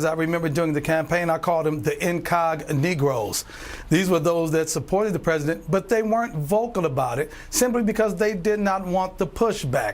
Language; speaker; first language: English; native; English